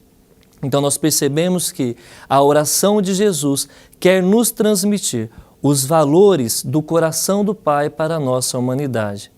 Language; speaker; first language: Portuguese; native; Portuguese